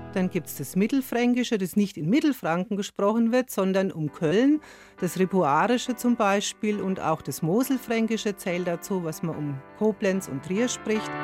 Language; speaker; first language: German; native; German